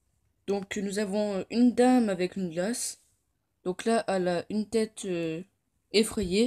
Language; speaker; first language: French; native; French